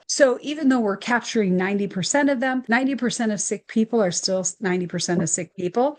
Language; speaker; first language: English; native; English